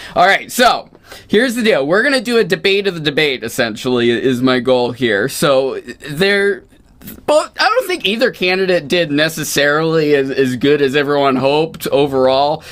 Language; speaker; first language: English; native; English